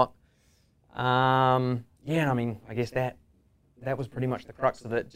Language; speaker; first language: English; native; English